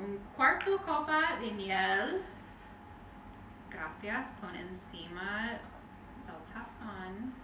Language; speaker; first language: Spanish; non-native, learner; English